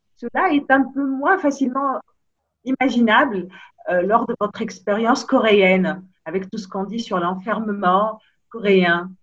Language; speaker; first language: French; non-native, local second language; Arabic